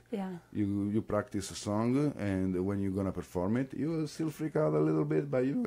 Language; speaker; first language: English; non-native, fluent; Italian